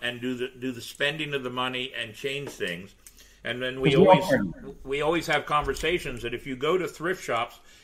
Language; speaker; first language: English; native; English